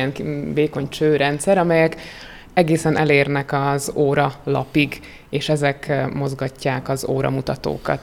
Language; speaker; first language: Hungarian; native; Hungarian